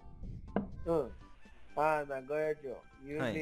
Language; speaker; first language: Japanese; non-native, fluent; Portuguese